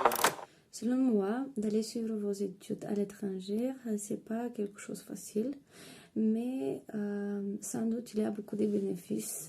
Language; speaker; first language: French; non-native, fluent; Bulgarian